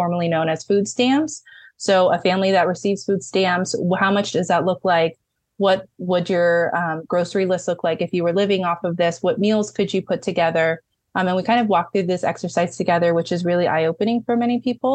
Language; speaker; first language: English; native; English